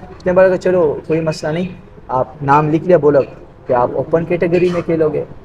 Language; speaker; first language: Urdu; non-native, local second language; Pashto